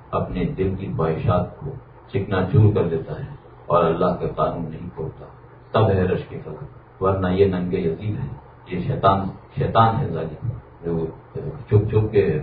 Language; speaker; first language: Urdu; native; Urdu